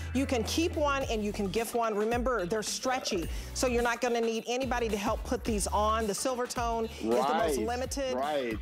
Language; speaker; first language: English; native; English